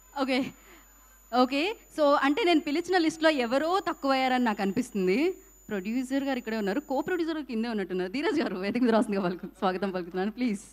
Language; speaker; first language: Telugu; native; Telugu